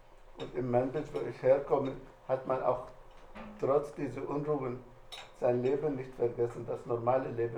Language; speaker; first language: German; non-native, fluent; Arabic